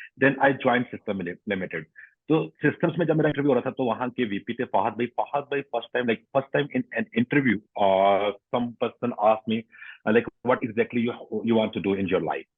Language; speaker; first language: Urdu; non-native, local second language; Punjabi